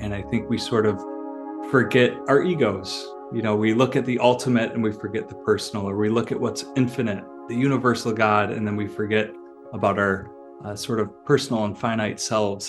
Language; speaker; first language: English; native; English